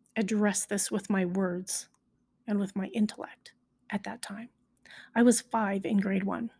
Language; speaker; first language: English; native; English